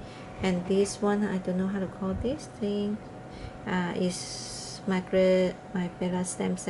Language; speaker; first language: English; non-native, learner; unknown